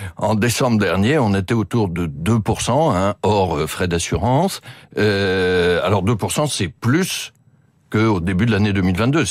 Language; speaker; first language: French; native; French